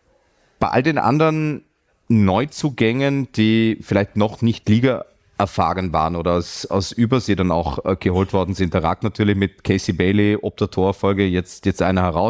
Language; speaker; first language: German; native; German